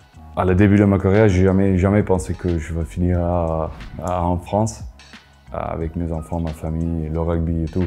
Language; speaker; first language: French; non-native, fluent; Afrikaans